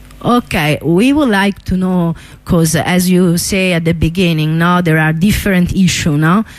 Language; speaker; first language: English; non-native, fluent; Italian